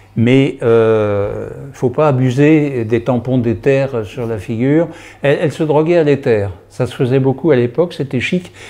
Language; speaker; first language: French; native; French